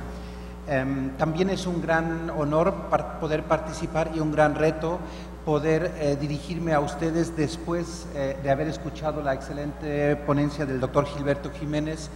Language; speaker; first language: Spanish; non-native, fluent; German